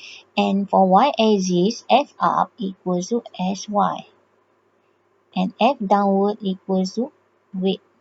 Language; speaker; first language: English; non-native, local second language; Malay